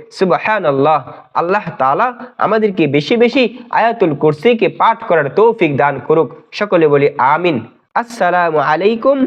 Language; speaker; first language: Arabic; non-native, learner; Bangla